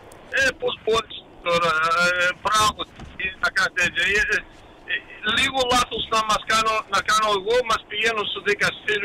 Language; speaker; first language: Greek; early bilingual, heritage; Greek